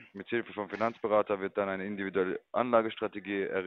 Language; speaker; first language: German; early bilingual, other home language; Turkish